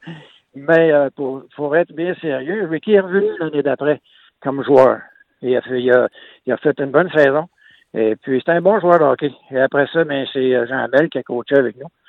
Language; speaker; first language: French; native; French